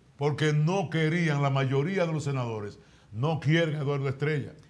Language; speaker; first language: Spanish; native; Spanish